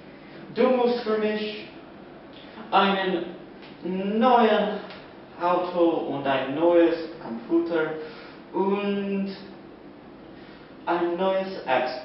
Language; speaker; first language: German; non-native, learner; English